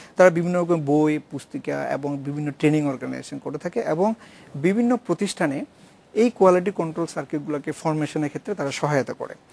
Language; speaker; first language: Bangla; native; Bangla